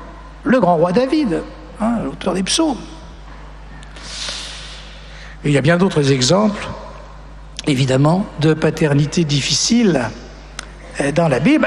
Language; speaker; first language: French; native; French